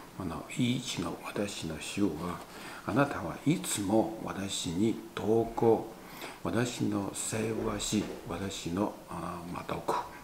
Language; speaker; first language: Japanese; non-native, learner; Chinese